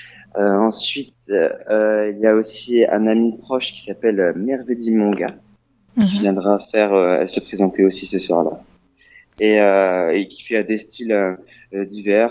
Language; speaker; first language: French; native; French